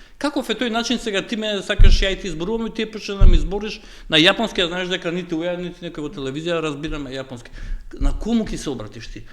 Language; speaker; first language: Macedonian; native; Macedonian